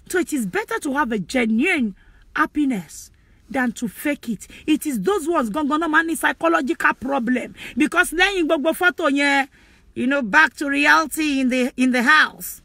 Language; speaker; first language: English; non-native, local second language; Yoruba